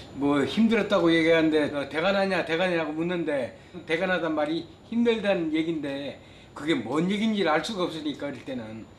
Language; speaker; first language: Korean; native; Korean